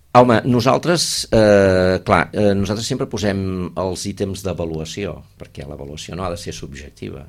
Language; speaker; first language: Catalan; native; Catalan